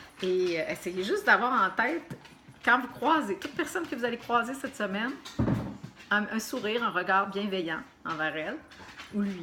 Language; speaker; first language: French; native; French